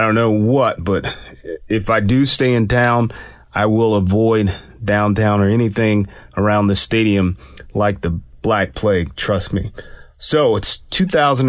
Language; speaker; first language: English; native; English